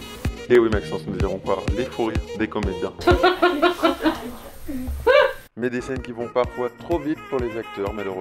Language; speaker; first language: French; native; French